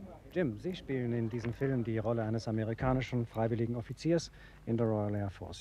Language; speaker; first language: German; native; German